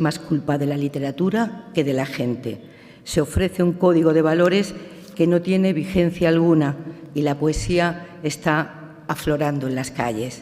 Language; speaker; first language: Spanish; native; Spanish